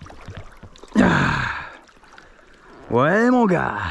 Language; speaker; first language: French; native; French